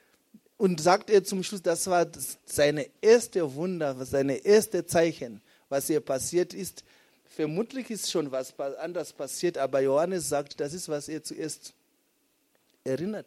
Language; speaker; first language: German; non-native, fluent; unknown